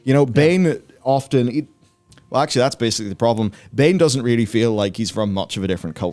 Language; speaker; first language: English; native; English